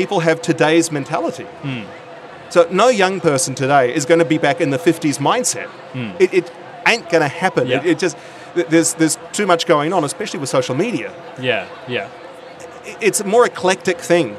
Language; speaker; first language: English; native; English